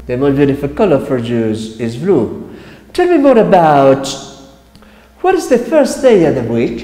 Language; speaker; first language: English; non-native, fluent; Spanish